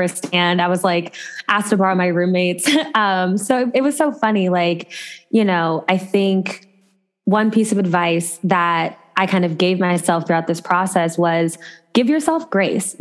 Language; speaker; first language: English; native; English